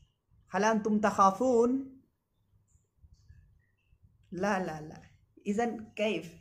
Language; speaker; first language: Arabic; non-native, learner; Bangla